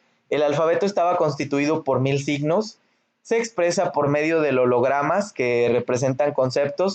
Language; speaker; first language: Spanish; native; Spanish